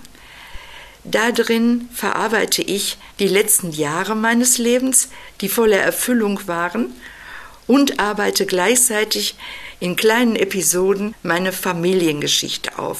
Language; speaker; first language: German; native; German